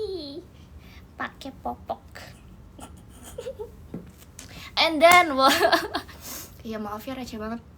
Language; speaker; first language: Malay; non-native, learner; Indonesian